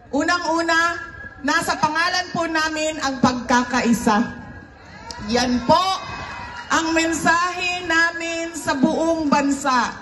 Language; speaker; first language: Filipino; non-native, local second language; Cebuano